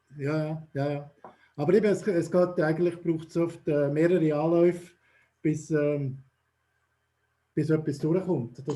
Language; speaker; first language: German; native; German